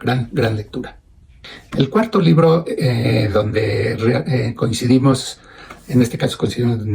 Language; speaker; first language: Spanish; native; Spanish